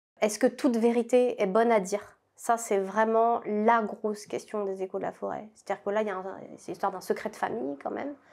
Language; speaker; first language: French; native; French